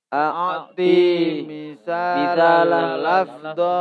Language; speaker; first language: Arabic; non-native, learner; Indonesian